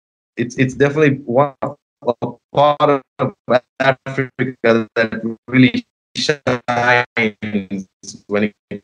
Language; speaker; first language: English; non-native, local second language; Sinhala